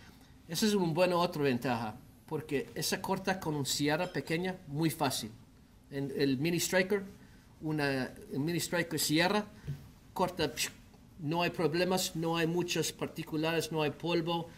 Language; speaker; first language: Spanish; non-native, learner; English